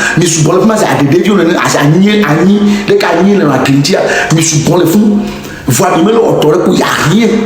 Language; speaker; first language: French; non-native, local second language; Ewe